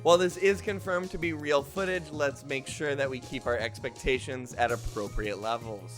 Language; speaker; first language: English; native; English